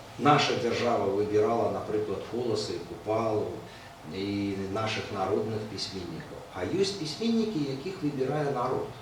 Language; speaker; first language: Belarusian; native; Belarusian